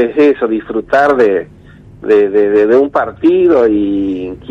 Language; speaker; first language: Spanish; non-native, local second language; Guarani